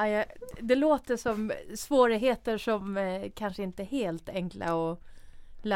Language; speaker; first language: Swedish; early bilingual, other home language; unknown